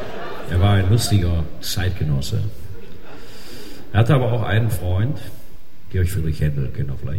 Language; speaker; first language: German; native; German